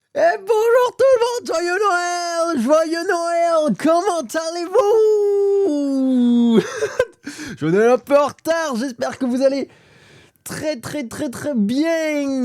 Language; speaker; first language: French; native; French